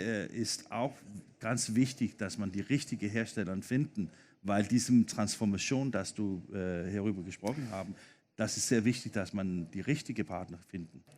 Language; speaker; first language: German; non-native, fluent; Danish